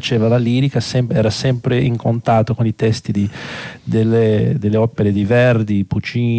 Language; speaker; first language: Italian; non-native, fluent; Portuguese